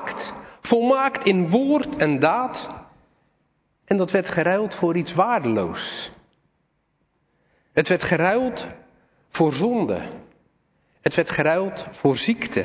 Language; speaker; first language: Dutch; native; Dutch